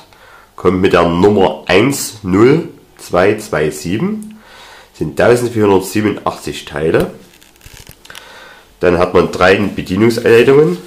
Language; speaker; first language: German; native; German